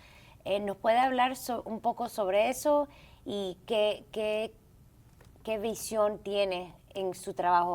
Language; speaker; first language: Spanish; early bilingual, heritage; English